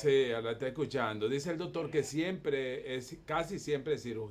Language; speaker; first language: Spanish; native; Spanish